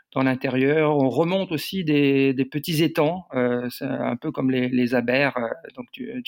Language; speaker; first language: French; native; French